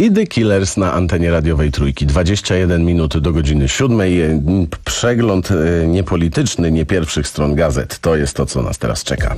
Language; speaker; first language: Polish; native; Polish